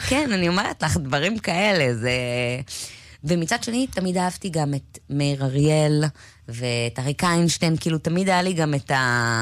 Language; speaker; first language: Hebrew; native; Hebrew